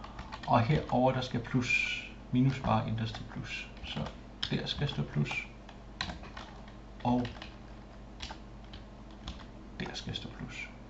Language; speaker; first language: Danish; native; Danish